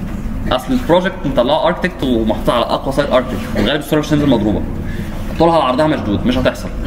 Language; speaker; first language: Arabic; native; Arabic